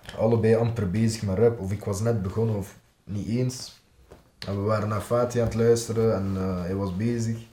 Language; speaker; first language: Dutch; early bilingual, other home language; Turkish